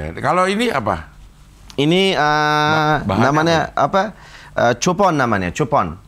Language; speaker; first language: Indonesian; non-native, fluent; Uzbek